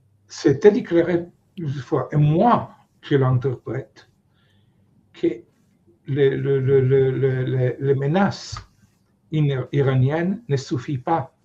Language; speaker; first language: French; non-native, fluent; Hebrew